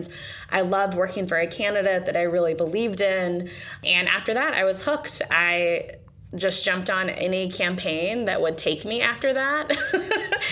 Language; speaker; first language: English; native; English